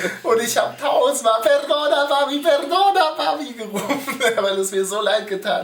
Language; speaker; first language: German; early bilingual, heritage; German